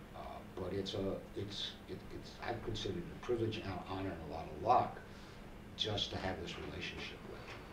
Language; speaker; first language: English; native; English